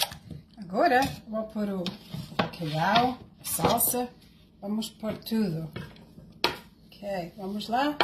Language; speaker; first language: Portuguese; early bilingual, heritage; Portuguese